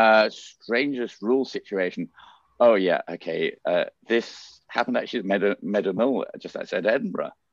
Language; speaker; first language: English; native; English